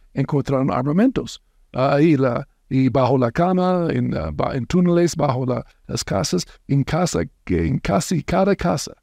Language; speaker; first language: Spanish; non-native, fluent; English